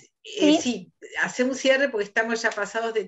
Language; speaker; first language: Spanish; native; Spanish